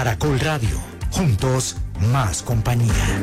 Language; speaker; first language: Spanish; native; Spanish